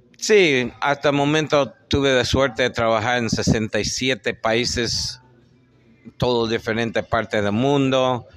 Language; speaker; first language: Spanish; non-native, fluent; English